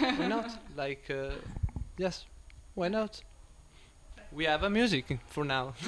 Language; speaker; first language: English; non-native, learner; Italian